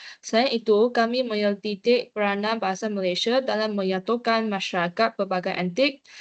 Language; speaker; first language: Malay; non-native, local second language; Chinese